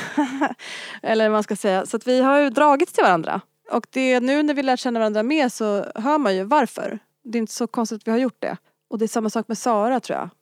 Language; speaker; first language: Swedish; non-native, local second language; French